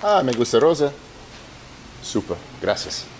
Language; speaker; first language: Spanish; non-native, learner; English